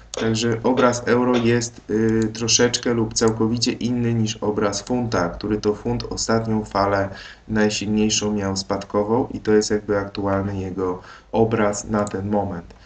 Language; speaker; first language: Polish; native; Polish